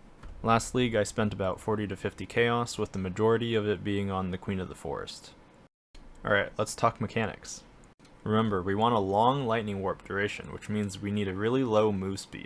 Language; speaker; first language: English; native; English